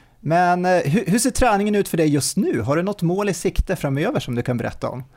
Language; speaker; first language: Swedish; native; Swedish